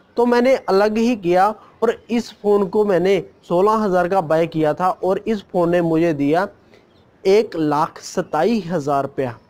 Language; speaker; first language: Hindi; non-native, local second language; Punjabi